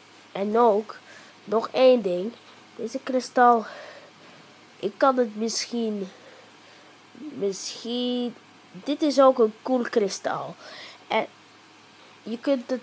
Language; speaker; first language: Dutch; early bilingual, heritage; Dutch